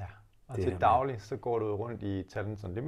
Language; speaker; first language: Danish; native; Danish